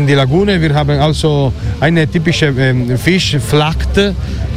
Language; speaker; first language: German; non-native, learner; Italian